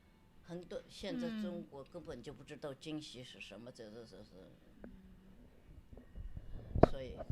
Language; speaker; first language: Chinese; non-native, local second language; Wu Chinese